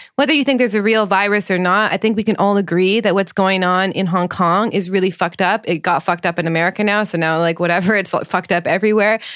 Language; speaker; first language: English; native; English